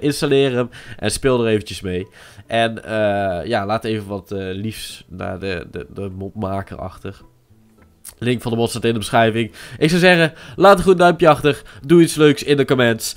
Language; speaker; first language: Dutch; native; Dutch